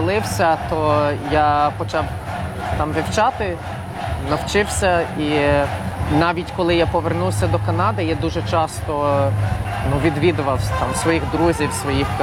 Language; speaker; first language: Ukrainian; non-native, fluent; English